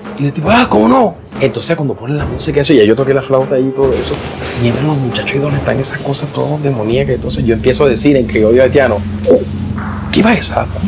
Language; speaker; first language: Spanish; early bilingual, other home language; Haitian Creole